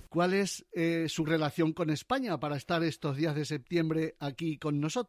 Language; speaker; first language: Spanish; native; Spanish